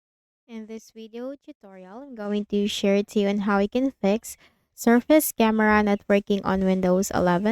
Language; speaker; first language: English; non-native, local second language; Filipino